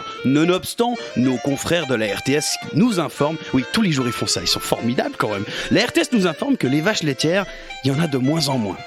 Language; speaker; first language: French; native; French